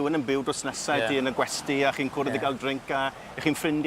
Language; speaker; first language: Welsh; native; Welsh